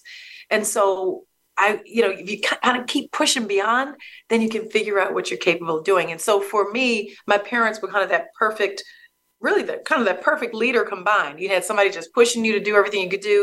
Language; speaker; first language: English; native; English